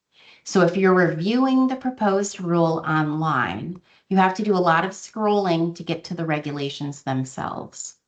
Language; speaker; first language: English; native; English